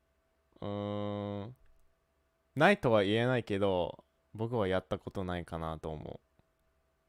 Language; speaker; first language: Japanese; early bilingual, heritage; Japanese